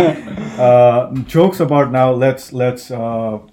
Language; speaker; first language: English; non-native, local second language; Hindi